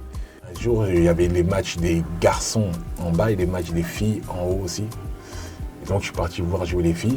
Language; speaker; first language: French; native; French